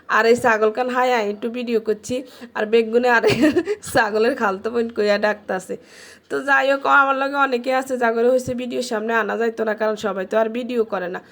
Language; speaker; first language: Bangla; native; Bangla